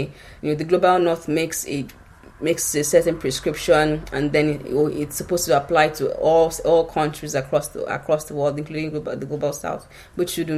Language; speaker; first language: English; non-native, local second language; Yoruba